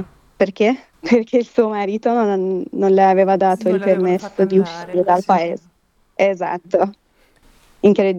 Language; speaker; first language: Italian; non-native, fluent; Persian